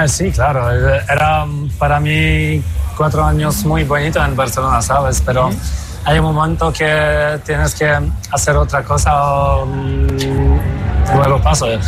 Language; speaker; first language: Spanish; non-native, fluent; Polish